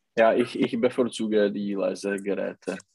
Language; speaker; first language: German; non-native, learner; Czech